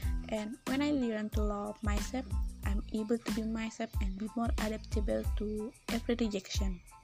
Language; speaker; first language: English; non-native, learner; Indonesian